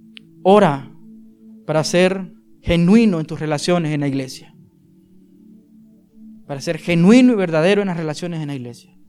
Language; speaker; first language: Spanish; native; Spanish